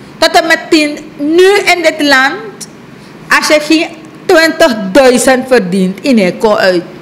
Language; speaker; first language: Dutch; native; Dutch